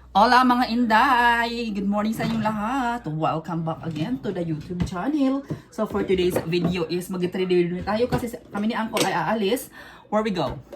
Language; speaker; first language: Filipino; non-native, local second language; Cebuano